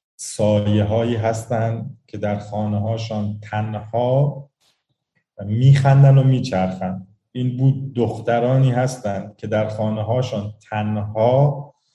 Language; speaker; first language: Persian; native; Persian